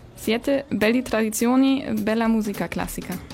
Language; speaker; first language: Italian; non-native, learner; German